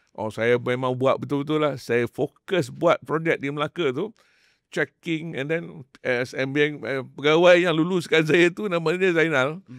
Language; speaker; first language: Malay; native; Malay